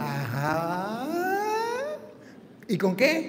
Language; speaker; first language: Spanish; native; Spanish